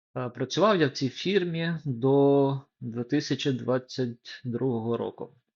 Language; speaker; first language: Ukrainian; non-native, local second language; Russian